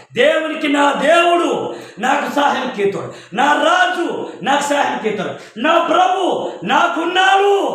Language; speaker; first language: Telugu; non-native, local second language; Koya